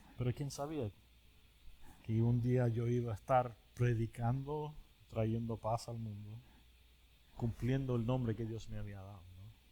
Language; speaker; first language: Spanish; early bilingual, other home language; English